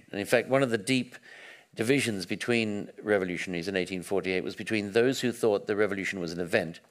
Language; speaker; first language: English; native; English